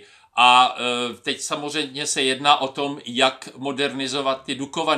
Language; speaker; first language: Czech; native; Czech